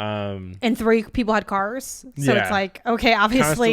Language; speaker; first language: English; native; English